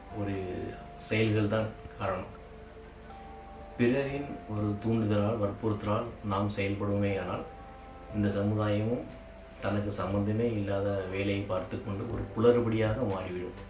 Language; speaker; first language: Tamil; native; Tamil